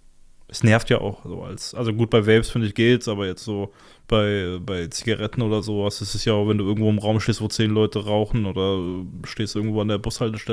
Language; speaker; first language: German; native; German